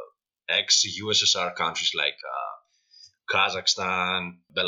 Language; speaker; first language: English; non-native, fluent; Greek